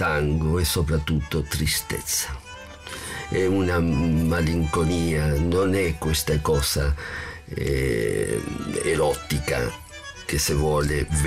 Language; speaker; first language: Italian; non-native, fluent; Spanish